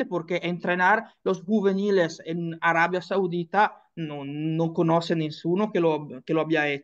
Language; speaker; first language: Spanish; non-native, learner; Italian